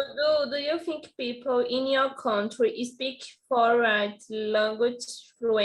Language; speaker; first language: English; non-native, learner; Portuguese